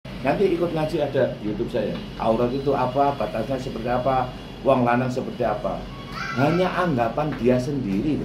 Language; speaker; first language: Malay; non-native, local second language; Javanese